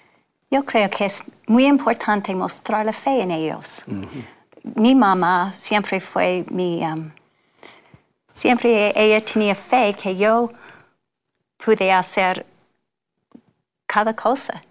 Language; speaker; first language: Spanish; non-native, fluent; English